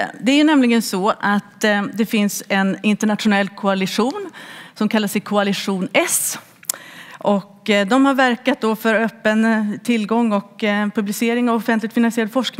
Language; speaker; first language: Swedish; native; Swedish